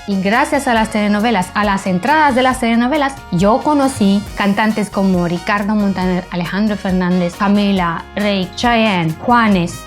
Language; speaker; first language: Spanish; non-native, fluent; Romanian